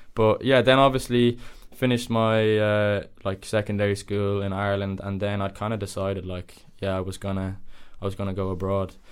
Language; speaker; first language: English; native; English